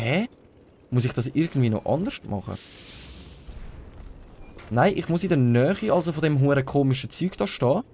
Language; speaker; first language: German; native; German